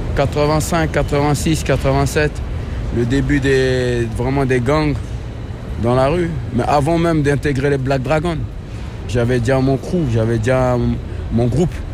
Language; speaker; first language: French; early bilingual, other home language; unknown